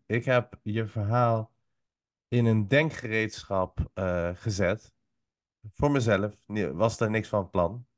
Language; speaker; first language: Dutch; early bilingual, other home language; Persian